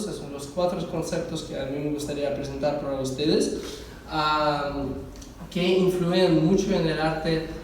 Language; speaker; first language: Spanish; non-native, fluent; Russian